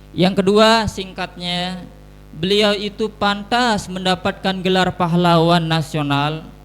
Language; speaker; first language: Indonesian; non-native, local second language; Sasak